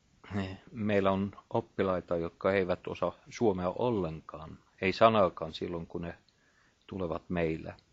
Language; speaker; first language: Finnish; non-native, fluent; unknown